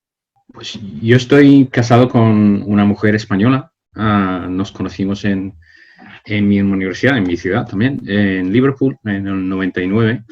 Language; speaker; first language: Spanish; non-native, fluent; English